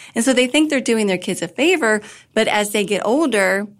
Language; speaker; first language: English; native; English